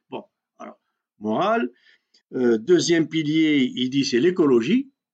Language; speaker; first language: French; non-native, local second language; Kabyle